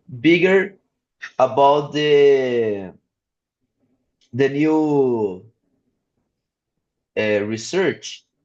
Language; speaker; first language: English; non-native, learner; Portuguese